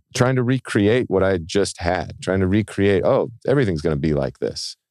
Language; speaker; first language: English; native; English